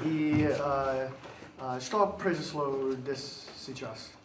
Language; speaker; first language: Russian; non-native, learner; English